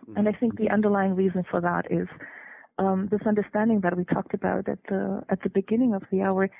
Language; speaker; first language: English; non-native, fluent; German